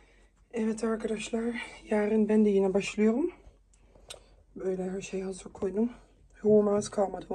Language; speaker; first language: Turkish; early bilingual, heritage; Dutch